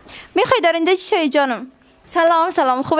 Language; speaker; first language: Persian; native; Persian